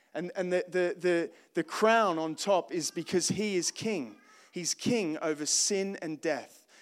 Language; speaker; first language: English; native; English